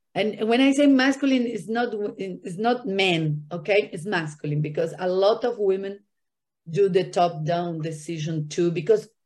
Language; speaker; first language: English; non-native, fluent; Spanish